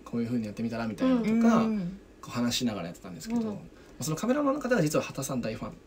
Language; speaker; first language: Japanese; native; Japanese